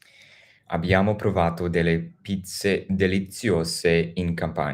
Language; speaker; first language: Italian; non-native, learner; English